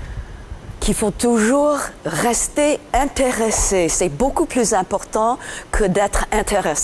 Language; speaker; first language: French; non-native, fluent; English